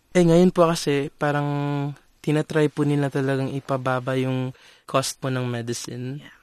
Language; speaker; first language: Filipino; non-native, local second language; Cebuano